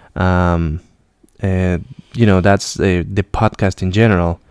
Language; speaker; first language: English; non-native, fluent; Spanish